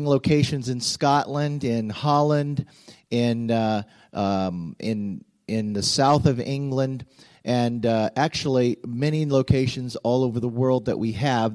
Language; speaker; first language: English; native; English